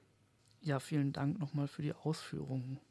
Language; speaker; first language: German; native; German